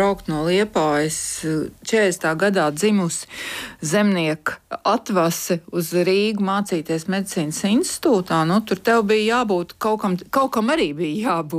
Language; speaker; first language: Latvian; native; Latvian